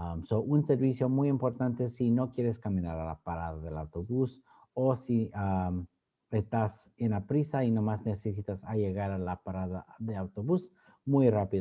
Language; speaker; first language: Spanish; early bilingual, other home language; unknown